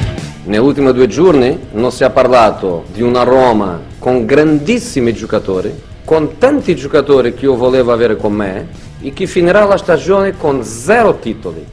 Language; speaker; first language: Italian; non-native, fluent; Portuguese